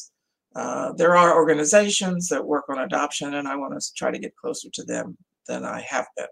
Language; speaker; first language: English; native; English